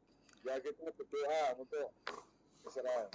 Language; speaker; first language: Indonesian; native; Indonesian